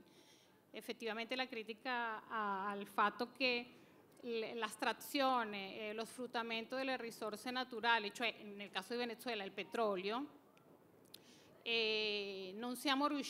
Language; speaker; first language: Italian; non-native, fluent; Spanish